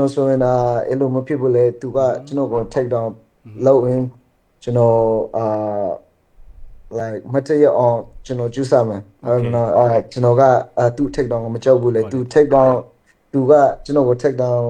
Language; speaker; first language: Burmese; early bilingual, heritage; Burmese